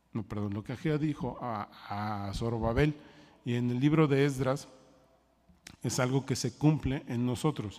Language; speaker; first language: Spanish; native; Spanish